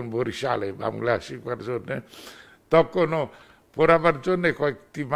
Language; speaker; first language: Bangla; non-native, fluent; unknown